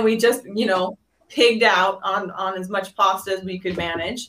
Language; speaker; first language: English; native; English